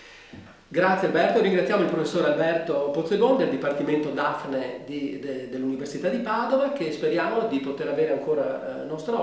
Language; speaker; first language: Italian; native; Italian